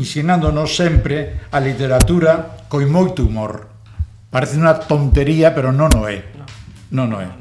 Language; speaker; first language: Galician; non-native, learner; Spanish